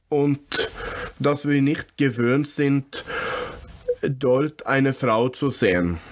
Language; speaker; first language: German; non-native, fluent; English